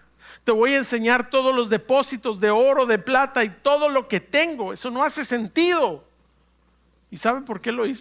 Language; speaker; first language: Spanish; native; Spanish